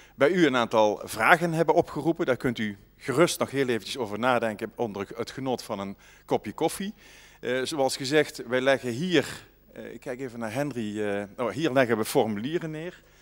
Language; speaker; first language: Dutch; native; Dutch